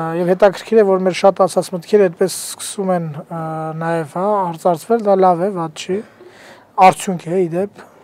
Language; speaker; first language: Armenian; native; Armenian